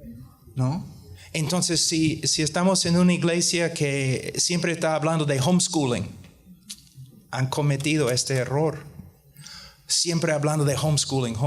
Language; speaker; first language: Spanish; non-native, fluent; English